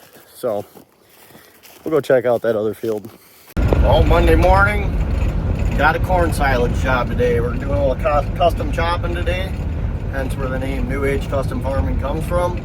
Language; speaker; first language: English; native; English